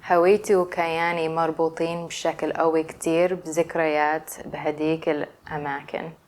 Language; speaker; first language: Arabic; early bilingual, other home language; English